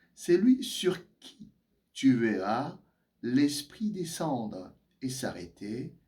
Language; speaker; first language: French; non-native, local second language; Swahili